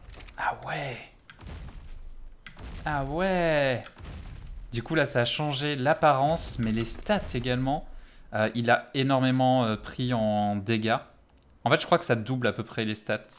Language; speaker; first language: French; native; French